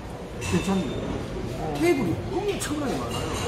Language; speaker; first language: Korean; native; Korean